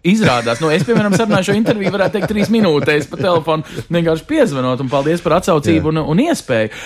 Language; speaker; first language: Latvian; native; Latvian